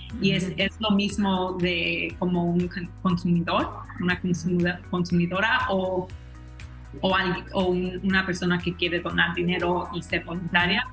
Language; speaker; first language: Spanish; early bilingual, heritage; Spanish